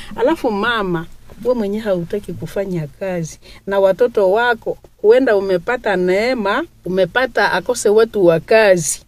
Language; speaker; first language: Swahili; non-native, local second language; Nande